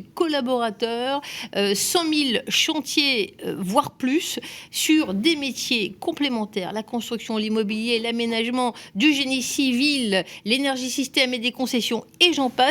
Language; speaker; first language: French; native; French